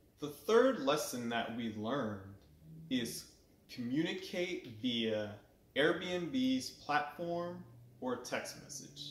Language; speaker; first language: English; native; English